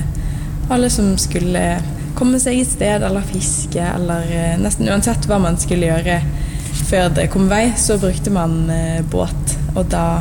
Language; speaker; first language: Norwegian; native; Norwegian